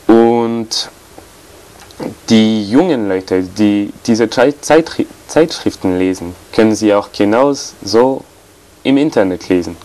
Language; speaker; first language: German; non-native, fluent; French